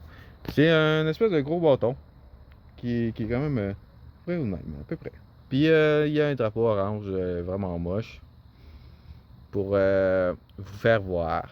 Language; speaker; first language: French; native; French